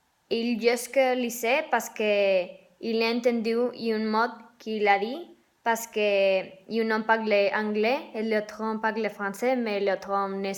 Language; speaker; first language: French; non-native, learner; Spanish